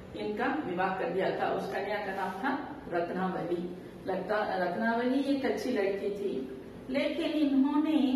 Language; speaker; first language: Hindi; non-native, local second language; Tamil